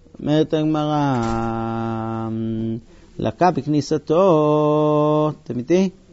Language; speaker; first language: Hebrew; non-native, fluent; English